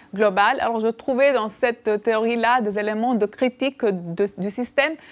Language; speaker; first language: French; non-native, fluent; Albanian